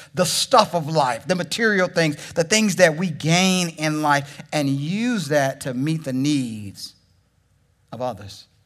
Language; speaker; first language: English; native; English